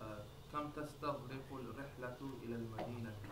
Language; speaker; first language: Arabic; non-native, learner; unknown